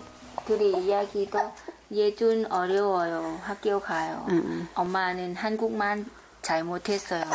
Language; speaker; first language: Korean; non-native, learner; Thai